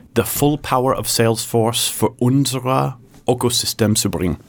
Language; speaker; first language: German; non-native, fluent; English